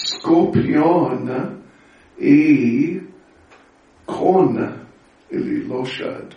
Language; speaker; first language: Russian; non-native, learner; English